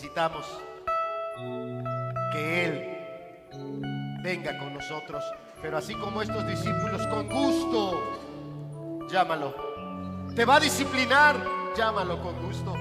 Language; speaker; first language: Spanish; native; Spanish